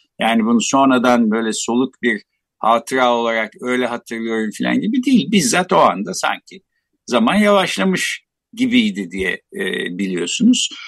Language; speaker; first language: Turkish; native; Turkish